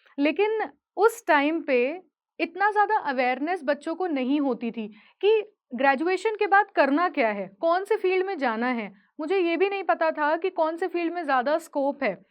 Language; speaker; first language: Hindi; native; Hindi